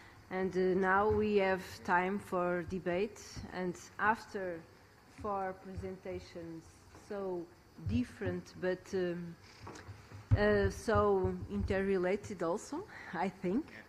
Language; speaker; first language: English; non-native, fluent; Portuguese